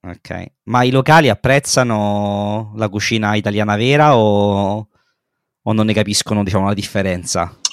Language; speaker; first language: Italian; native; Italian